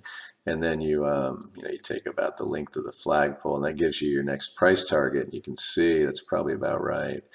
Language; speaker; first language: English; native; English